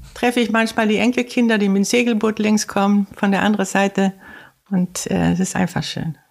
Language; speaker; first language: German; non-native, fluent; Swedish